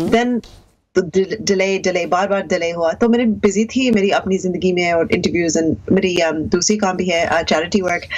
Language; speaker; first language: Hindi; early bilingual, heritage; Hindi